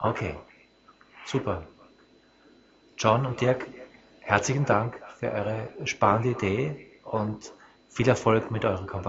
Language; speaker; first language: German; native; German